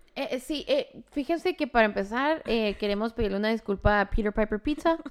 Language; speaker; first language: Spanish; native; Spanish